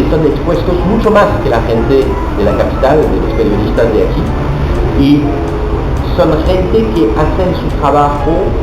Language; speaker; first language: Spanish; non-native, fluent; French